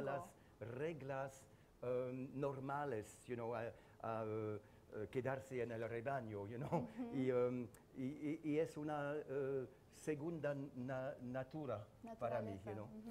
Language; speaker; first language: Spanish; non-native, learner; French